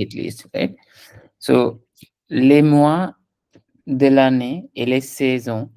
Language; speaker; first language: French; non-native, fluent; Hindi